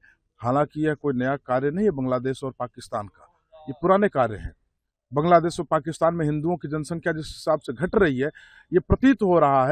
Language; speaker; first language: Hindi; native; Hindi